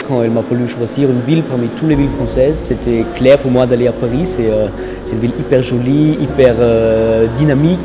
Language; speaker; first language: French; non-native, fluent; German